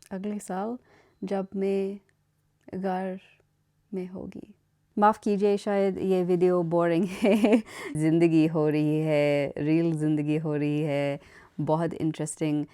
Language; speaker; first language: Hindi; non-native, learner; English